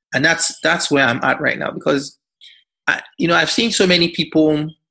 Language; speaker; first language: English; non-native, local second language; Yoruba